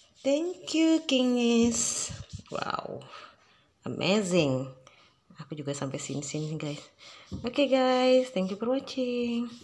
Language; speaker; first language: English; non-native, learner; Indonesian